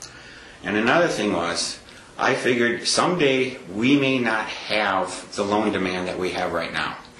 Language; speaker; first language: English; native; English